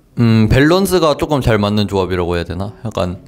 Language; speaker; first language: Korean; native; Korean